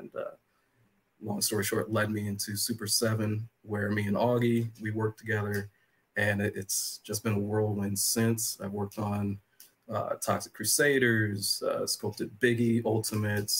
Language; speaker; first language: English; native; English